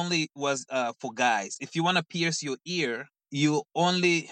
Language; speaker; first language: English; non-native, fluent; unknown